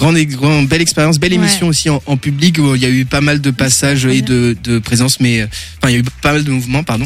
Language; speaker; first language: French; native; French